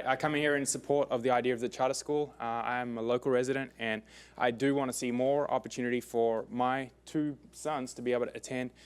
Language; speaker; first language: English; native; English